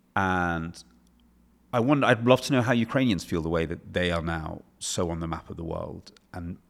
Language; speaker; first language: English; native; English